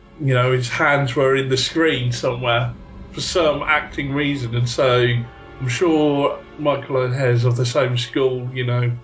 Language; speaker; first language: English; native; English